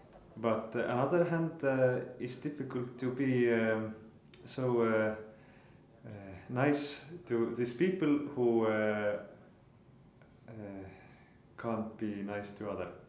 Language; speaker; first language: English; non-native, learner; Estonian